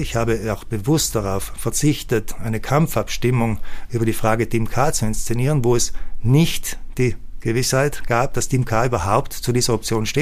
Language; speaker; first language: German; native; German